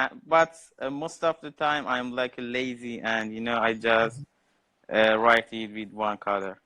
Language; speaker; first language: English; non-native, learner; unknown